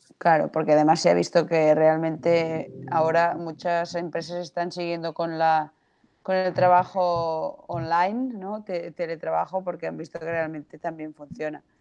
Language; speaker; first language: Spanish; non-native, local second language; Catalan